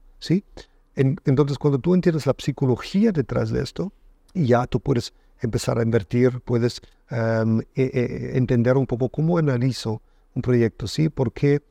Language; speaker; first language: Spanish; non-native, fluent; German